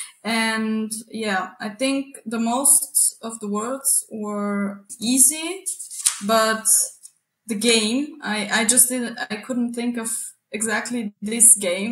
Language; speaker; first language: English; non-native, fluent; Bulgarian